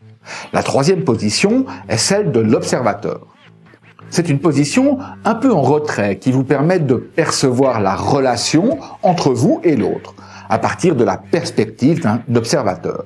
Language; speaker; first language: French; native; French